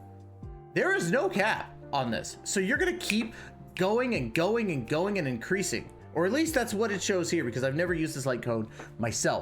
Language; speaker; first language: English; native; English